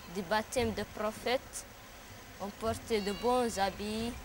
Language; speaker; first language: French; non-native, learner; Arabic